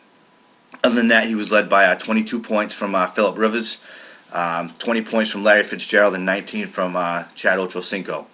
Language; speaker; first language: English; native; English